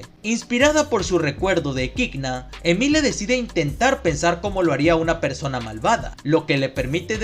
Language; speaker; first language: Spanish; native; Spanish